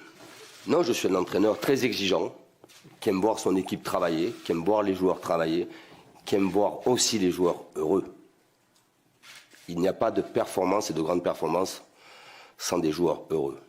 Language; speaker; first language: French; native; French